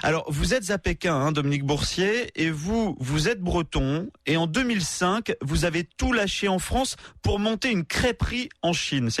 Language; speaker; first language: French; native; French